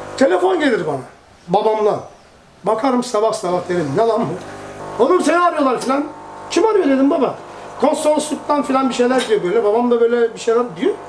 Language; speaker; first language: Turkish; early bilingual, heritage; Turkish